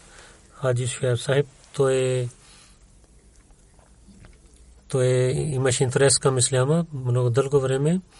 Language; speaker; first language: Bulgarian; non-native, learner; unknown